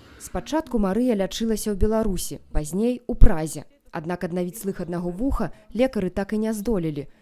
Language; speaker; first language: Belarusian; native; Belarusian